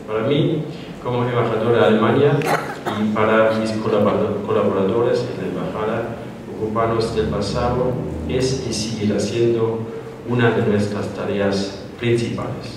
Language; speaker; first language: Spanish; non-native, fluent; German